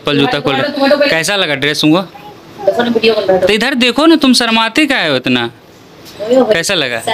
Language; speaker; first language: Hindi; native; Hindi